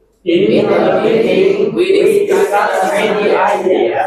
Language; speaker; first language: English; non-native, learner; Indonesian